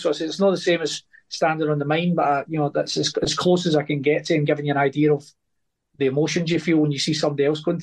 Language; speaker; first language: English; native; English